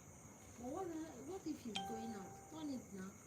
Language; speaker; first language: English; non-native, local second language; Igbo